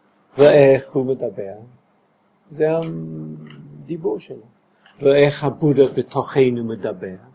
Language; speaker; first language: Hebrew; non-native, fluent; English